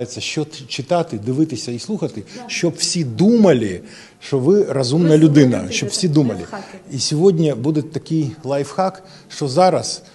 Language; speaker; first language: Ukrainian; non-native, local second language; Russian